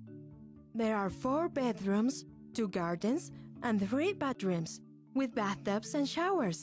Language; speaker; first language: English; non-native, fluent; Spanish